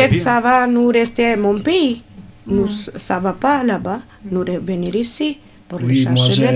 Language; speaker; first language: French; non-native, learner; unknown